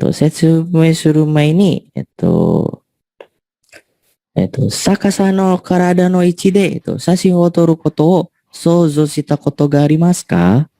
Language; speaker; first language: Japanese; non-native, learner; Indonesian